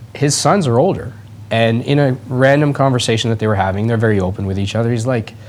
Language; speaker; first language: English; native; English